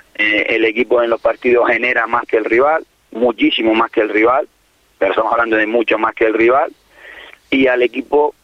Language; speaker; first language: Spanish; native; Spanish